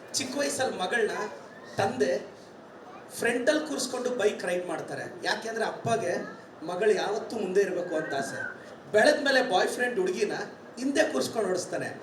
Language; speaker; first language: Kannada; native; Kannada